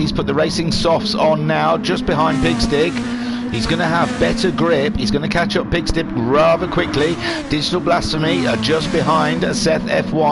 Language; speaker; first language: English; native; English